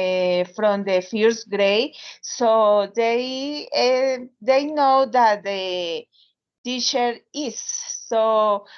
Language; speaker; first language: English; non-native, learner; Spanish